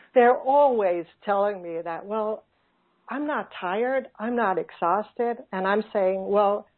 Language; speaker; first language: English; non-native, fluent; Finnish